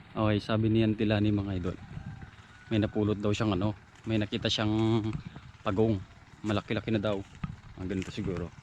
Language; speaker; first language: Filipino; native; Filipino